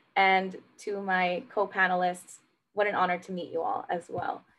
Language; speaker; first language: English; native; English